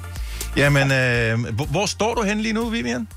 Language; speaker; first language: Danish; native; Danish